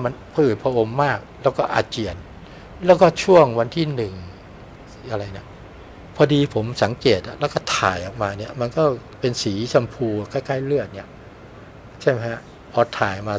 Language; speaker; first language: Thai; native; Thai